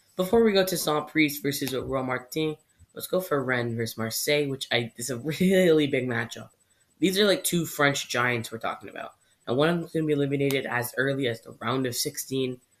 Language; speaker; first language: English; native; English